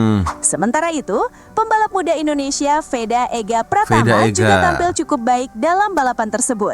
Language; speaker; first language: Indonesian; native; Indonesian